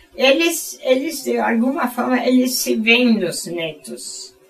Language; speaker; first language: Portuguese; non-native, fluent; German